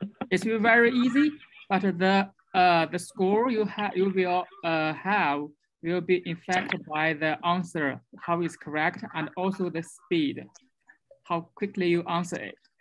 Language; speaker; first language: English; non-native, fluent; Chinese